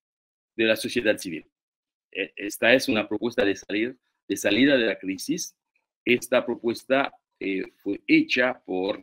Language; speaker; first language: Spanish; non-native, fluent; Haitian Creole